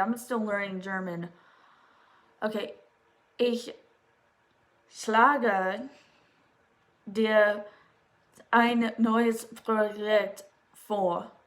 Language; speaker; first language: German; non-native, learner; English